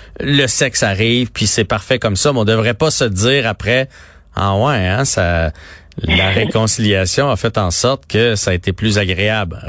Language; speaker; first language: French; native; French